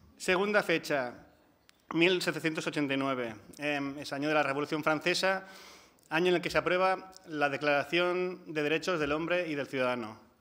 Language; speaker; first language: Spanish; non-native, local second language; Catalan